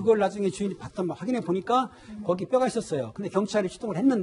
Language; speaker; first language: Korean; native; Korean